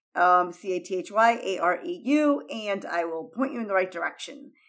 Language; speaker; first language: English; early bilingual, heritage; Spanish